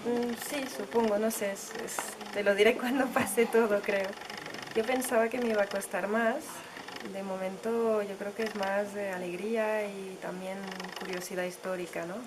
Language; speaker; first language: Spanish; early bilingual, heritage; French